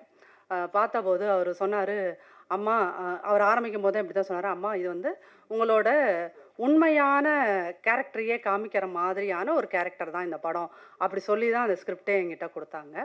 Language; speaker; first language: Tamil; native; Tamil